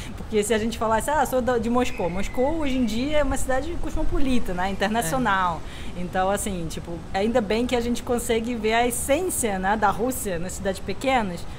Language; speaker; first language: Portuguese; non-native, fluent; Russian